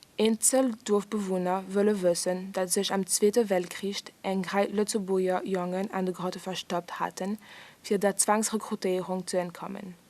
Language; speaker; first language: Luxembourgish; non-native, learner; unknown